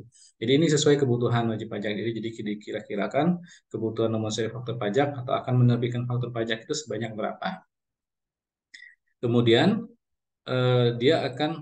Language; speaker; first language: Indonesian; native; Indonesian